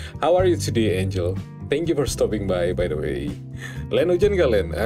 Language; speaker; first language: English; non-native, learner; Indonesian